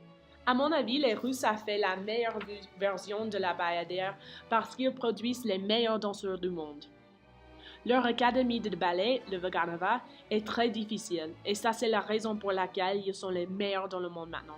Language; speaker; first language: French; non-native, learner; English